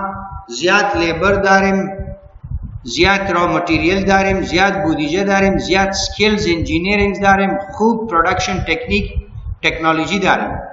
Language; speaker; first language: Persian; non-native, local second language; Pashto